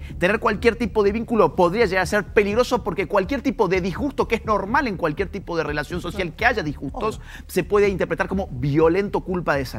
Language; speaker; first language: Spanish; native; Spanish